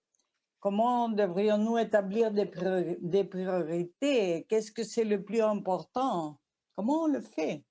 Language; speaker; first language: French; non-native, fluent; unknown